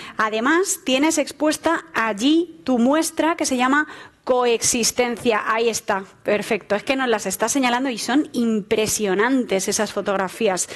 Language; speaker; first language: Spanish; native; Spanish